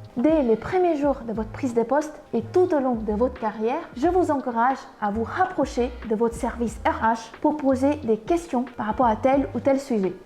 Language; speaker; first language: French; non-native, fluent; Vietnamese